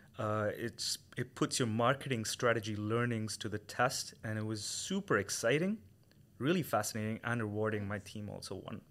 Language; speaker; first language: English; non-native, local second language; Tamil